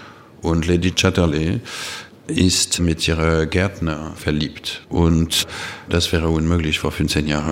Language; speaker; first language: German; non-native, fluent; French